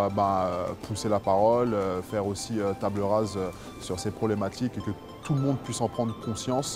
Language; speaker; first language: French; native; French